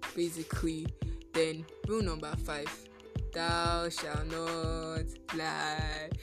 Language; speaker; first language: English; non-native, local second language; Yoruba